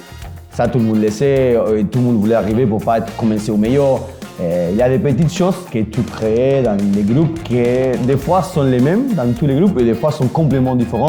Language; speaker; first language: French; non-native, fluent; Spanish